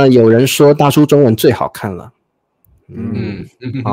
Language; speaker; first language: Chinese; native; Chinese